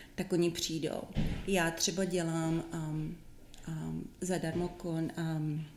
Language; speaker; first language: Czech; native; Czech